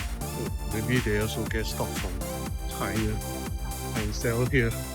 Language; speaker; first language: English; non-native, local second language; Chinese